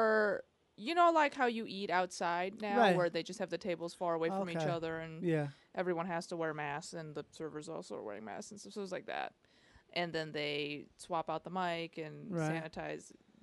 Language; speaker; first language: English; early bilingual, other home language; Chinese